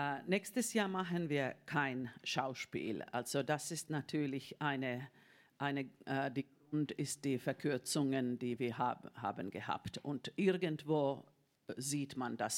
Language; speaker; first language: German; non-native, fluent; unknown